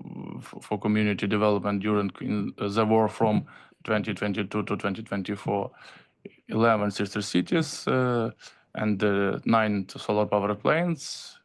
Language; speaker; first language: English; non-native, learner; Ukrainian